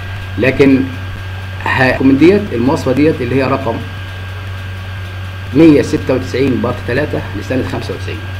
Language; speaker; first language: Arabic; native; Arabic